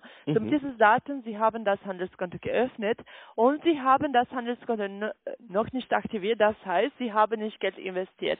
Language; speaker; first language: German; non-native, learner; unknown